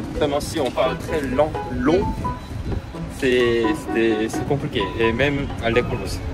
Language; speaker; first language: French; non-native, learner; Korean